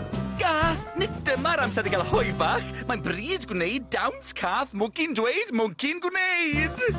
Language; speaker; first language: Welsh; native; Welsh